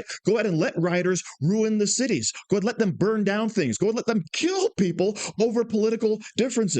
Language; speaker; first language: English; native; English